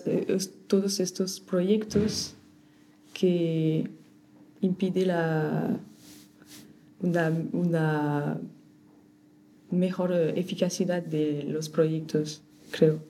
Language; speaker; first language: Spanish; non-native, fluent; French